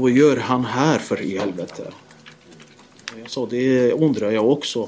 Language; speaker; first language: Swedish; non-native, fluent; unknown